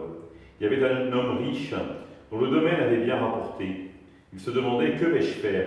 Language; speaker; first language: French; native; French